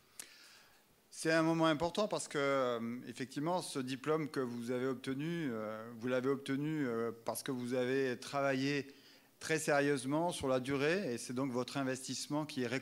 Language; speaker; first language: French; native; French